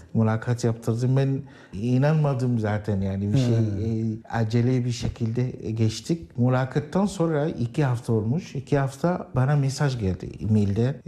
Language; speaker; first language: Turkish; non-native, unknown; Arabic